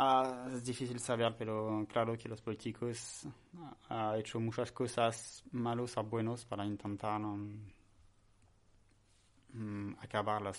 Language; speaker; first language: Spanish; non-native, learner; French